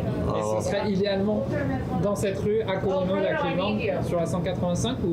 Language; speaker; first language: French; native; French